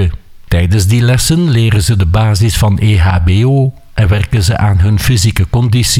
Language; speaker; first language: Dutch; native; Dutch